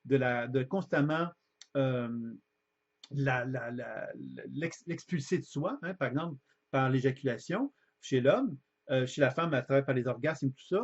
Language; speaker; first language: French; native; French